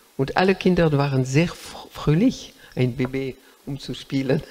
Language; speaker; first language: German; non-native, learner; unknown